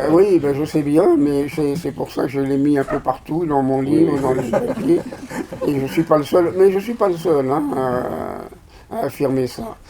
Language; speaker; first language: French; native; French